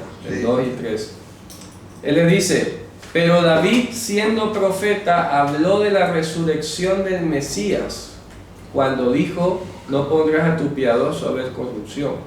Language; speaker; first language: Spanish; native; Spanish